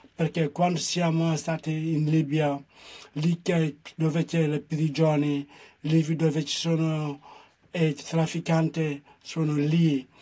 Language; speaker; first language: Italian; non-native, fluent; Wolof